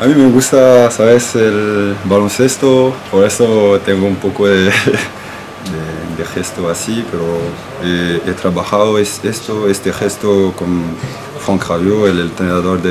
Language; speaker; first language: Spanish; non-native, learner; French